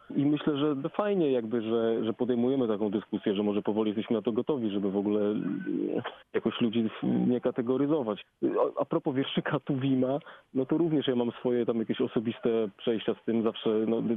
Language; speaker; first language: Polish; native; Polish